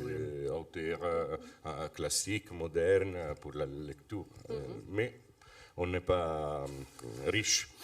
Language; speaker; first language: French; non-native, fluent; Italian